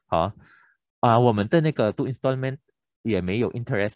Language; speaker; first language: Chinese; non-native, local second language; Filipino